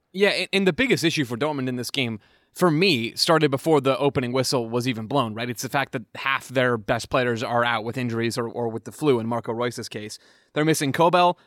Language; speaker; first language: English; native; English